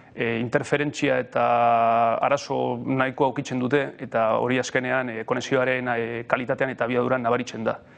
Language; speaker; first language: Basque; native; Basque